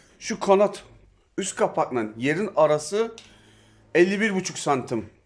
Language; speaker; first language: Turkish; native; Turkish